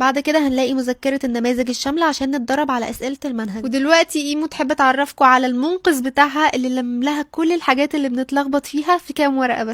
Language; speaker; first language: Arabic; native; Arabic